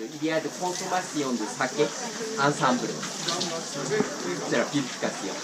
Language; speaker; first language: French; non-native, learner; Japanese